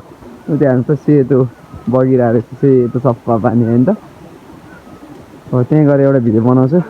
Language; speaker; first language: Nepali; native; Nepali